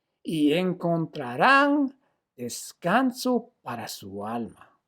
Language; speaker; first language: Spanish; non-native, fluent; English